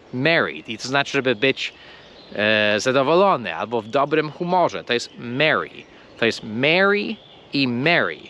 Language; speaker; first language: Polish; non-native, fluent; English